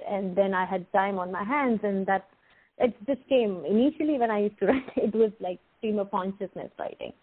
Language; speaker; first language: English; non-native, local second language; Hindi